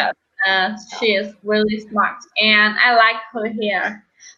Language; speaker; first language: English; non-native, learner; Vietnamese